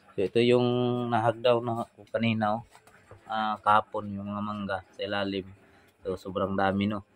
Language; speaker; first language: Filipino; non-native, local second language; Cebuano